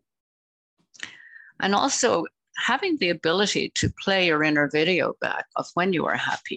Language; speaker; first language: English; native; English